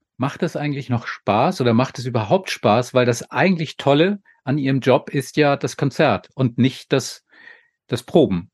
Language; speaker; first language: German; native; German